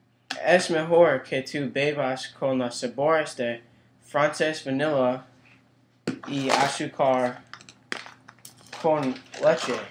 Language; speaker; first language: Spanish; non-native, learner; English